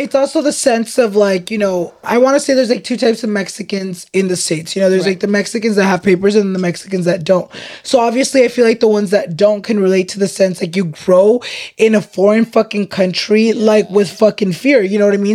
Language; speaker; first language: English; early bilingual, other home language; Spanish